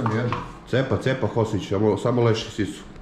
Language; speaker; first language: Serbian; native; Serbian